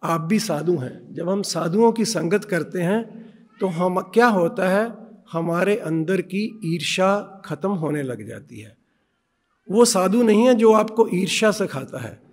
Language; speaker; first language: Hindi; non-native, local second language; Punjabi